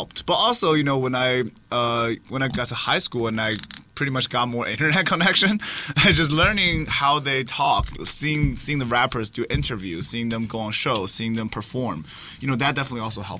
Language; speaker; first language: English; non-native, fluent; Chinese